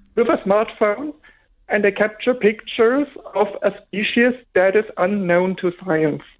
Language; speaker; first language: English; non-native, fluent; German